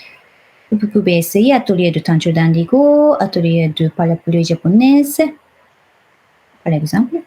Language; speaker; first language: French; non-native, fluent; Japanese